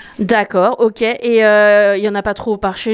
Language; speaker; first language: French; native; French